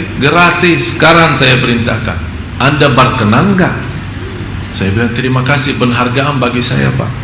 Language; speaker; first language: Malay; non-native, fluent; Arabic